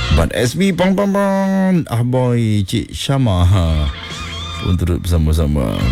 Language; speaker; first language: Malay; native; Malay